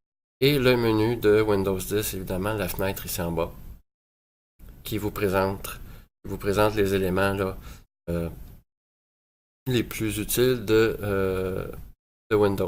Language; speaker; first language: French; native; French